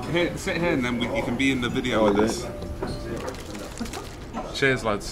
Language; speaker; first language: English; native; English